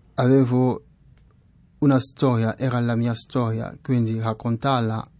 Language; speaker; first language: Italian; non-native, fluent; French